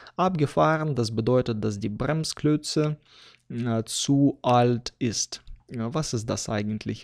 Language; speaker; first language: German; non-native, fluent; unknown